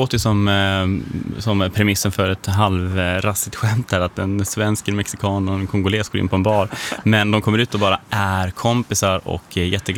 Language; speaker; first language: Swedish; native; Swedish